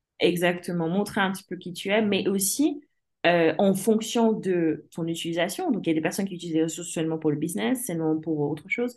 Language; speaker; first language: French; early bilingual, other home language; English